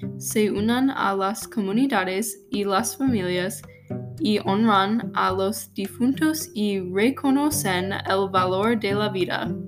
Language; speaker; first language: Spanish; non-native, learner; English